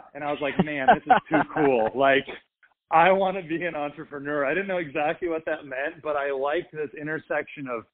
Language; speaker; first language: English; native; English